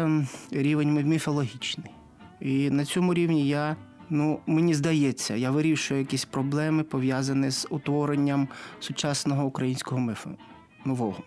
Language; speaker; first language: Ukrainian; non-native, local second language; Russian